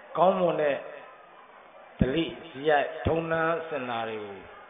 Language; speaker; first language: Burmese; non-native, local second language; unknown